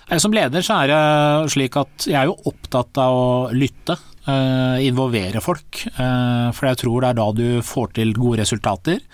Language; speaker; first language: Norwegian; early bilingual, other home language; Persian